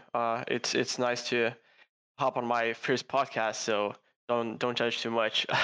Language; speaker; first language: English; non-native, fluent; Lithuanian